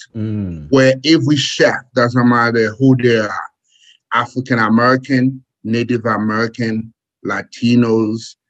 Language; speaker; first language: English; non-native, fluent; Haitian Creole